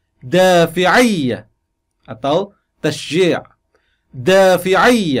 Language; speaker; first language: Arabic; non-native, fluent; Indonesian